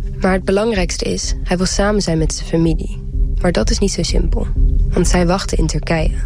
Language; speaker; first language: Dutch; early bilingual, heritage; Dutch